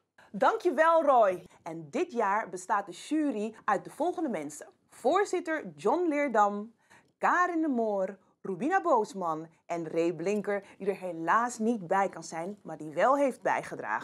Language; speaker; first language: Dutch; native; Dutch